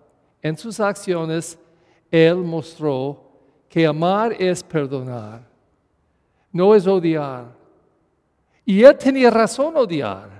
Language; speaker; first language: Spanish; non-native, fluent; English